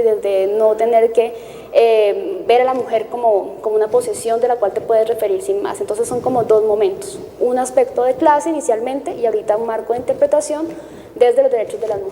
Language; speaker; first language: Spanish; native; Spanish